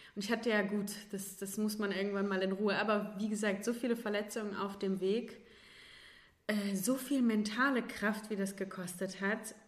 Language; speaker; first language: German; native; German